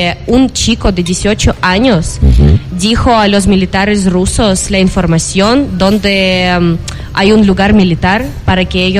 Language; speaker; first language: Spanish; non-native, fluent; Ukrainian